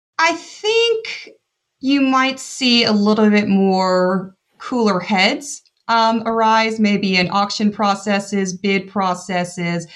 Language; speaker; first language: English; native; English